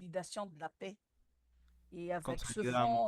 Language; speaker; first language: French; non-native, local second language; Malagasy